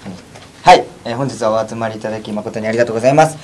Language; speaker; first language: Japanese; native; Japanese